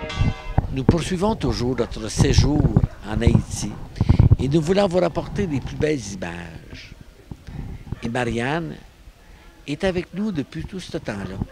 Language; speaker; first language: French; native; French